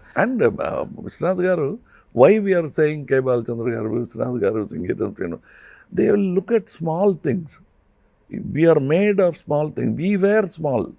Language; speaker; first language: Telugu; non-native, local second language; Tamil